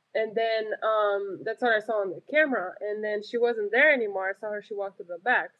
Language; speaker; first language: English; non-native, fluent; Romanian